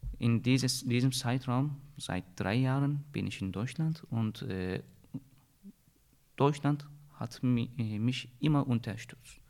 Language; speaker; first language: German; non-native, learner; Turkish